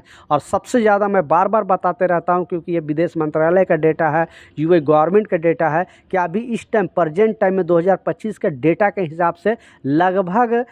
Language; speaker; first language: Hindi; native; Hindi